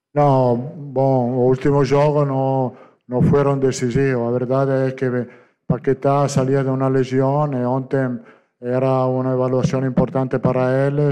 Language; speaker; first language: Portuguese; non-native, fluent; Italian